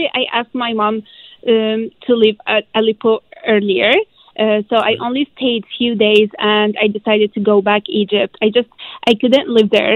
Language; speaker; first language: English; non-native, fluent; Arabic